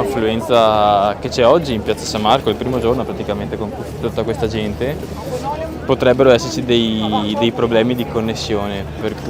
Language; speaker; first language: Italian; native; Italian